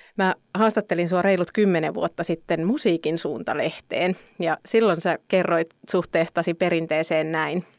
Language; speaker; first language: Finnish; native; Finnish